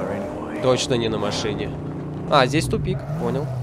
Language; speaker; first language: Russian; native; Russian